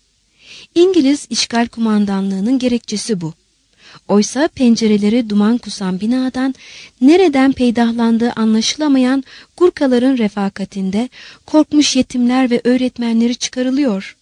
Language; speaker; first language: Turkish; native; Turkish